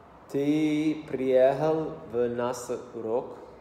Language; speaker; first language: Russian; non-native, learner; English